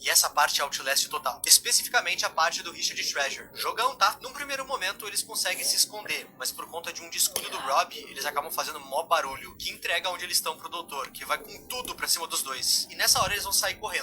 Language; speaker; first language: Portuguese; native; Portuguese